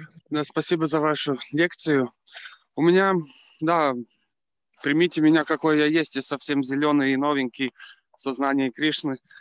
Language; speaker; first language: Russian; non-native, fluent; Latvian